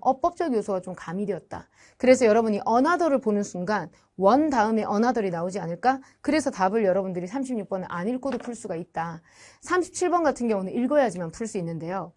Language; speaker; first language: Korean; native; Korean